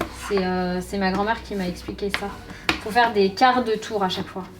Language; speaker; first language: French; native; French